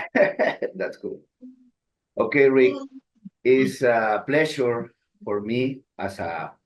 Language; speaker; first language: English; non-native, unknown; Spanish